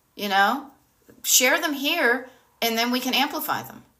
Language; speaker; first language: English; native; English